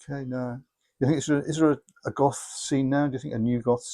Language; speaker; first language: English; native; English